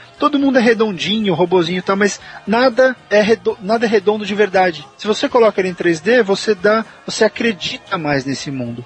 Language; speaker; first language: Portuguese; native; Portuguese